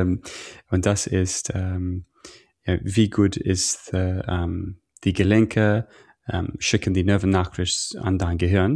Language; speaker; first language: German; non-native, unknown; English